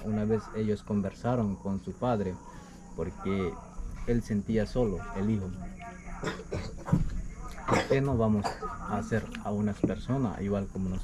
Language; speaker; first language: Spanish; non-native, local second language; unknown